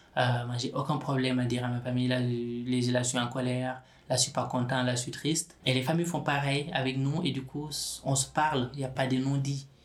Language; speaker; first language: French; non-native, local second language; Wolof